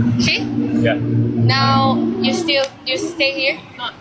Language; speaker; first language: English; non-native, learner; Thai